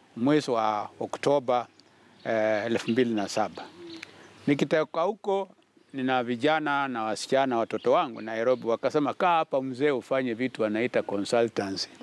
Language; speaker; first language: Swahili; non-native, local second language; Luyia